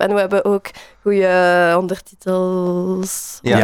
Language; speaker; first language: Dutch; non-native, learner; French